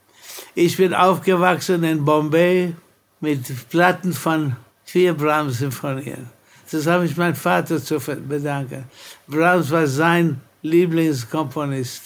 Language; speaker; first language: German; non-native, fluent; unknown